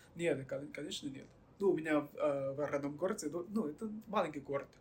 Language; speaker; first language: Russian; non-native, fluent; Chinese